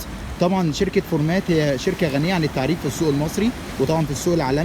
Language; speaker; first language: Arabic; native; Arabic